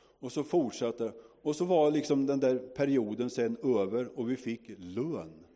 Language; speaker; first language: Swedish; native; Swedish